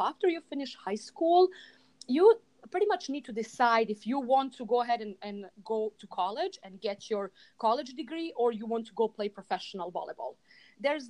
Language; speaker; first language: English; non-native, fluent; Serbian